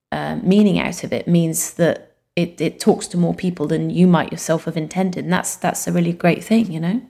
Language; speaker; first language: English; native; English